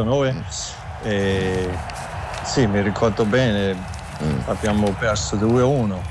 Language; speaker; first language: Italian; non-native, learner; German